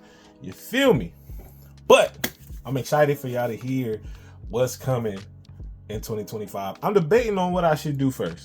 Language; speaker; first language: English; native; English